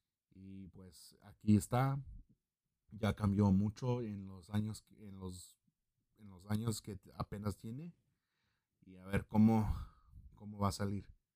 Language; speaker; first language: Spanish; early bilingual, heritage; Spanish